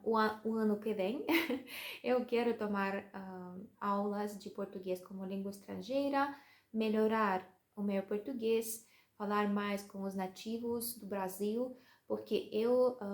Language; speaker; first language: Portuguese; non-native, learner; Russian